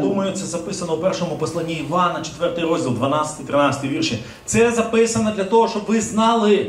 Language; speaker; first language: Ukrainian; native; Ukrainian